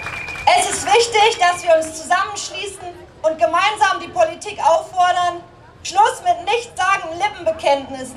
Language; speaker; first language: German; native; German